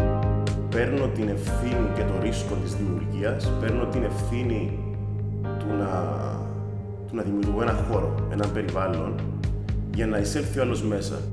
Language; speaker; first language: Greek; native; Greek